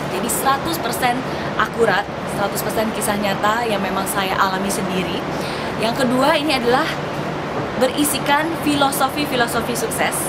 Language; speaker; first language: Indonesian; native; Indonesian